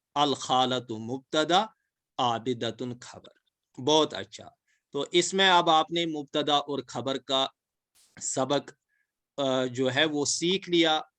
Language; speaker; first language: Urdu; non-native, local second language; Kashmiri